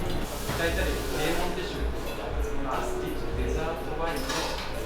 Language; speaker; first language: Japanese; non-native, fluent; Italian